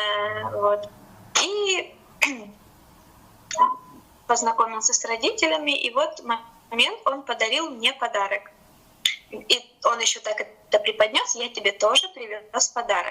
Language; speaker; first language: Russian; native; Russian